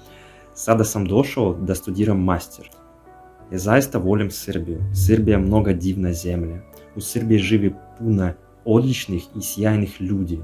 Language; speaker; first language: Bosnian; non-native, learner; Russian